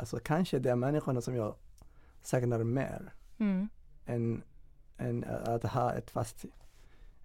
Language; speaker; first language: Swedish; non-native, fluent; Somali